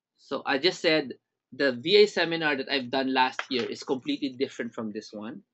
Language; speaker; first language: English; non-native, local second language; Filipino